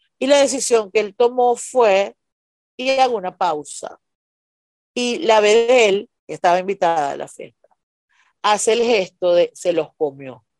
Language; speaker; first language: Spanish; native; Spanish